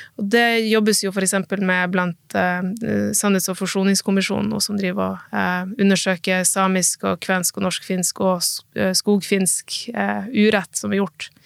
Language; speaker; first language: Norwegian; native; Norwegian